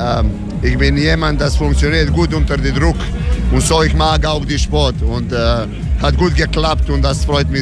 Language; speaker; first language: German; non-native, fluent; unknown